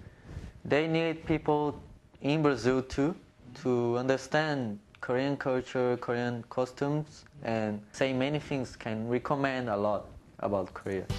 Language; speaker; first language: English; non-native, fluent; Portuguese